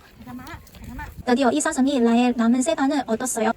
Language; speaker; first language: Korean; non-native, learner; Cantonese